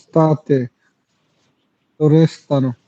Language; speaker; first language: Italian; non-native, learner; Bangla